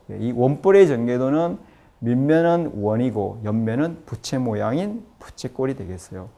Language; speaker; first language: Korean; native; Korean